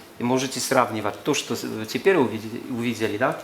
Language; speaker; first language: Russian; non-native, fluent; Polish